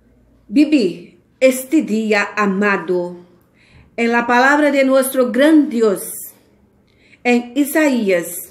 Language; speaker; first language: Spanish; non-native, fluent; Portuguese